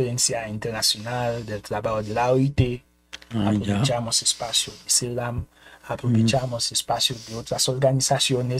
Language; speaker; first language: Spanish; non-native, fluent; Haitian Creole